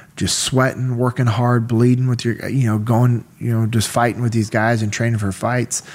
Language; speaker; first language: English; native; English